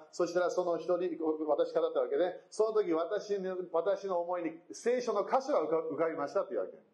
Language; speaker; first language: Japanese; non-native, fluent; English